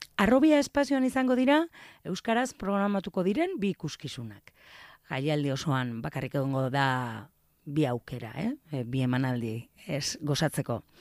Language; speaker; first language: Basque; native; Basque